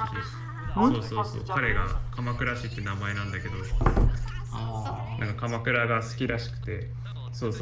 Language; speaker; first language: Japanese; native; Japanese